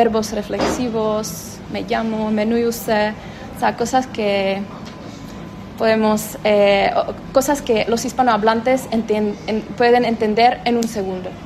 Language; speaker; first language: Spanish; non-native, fluent; Czech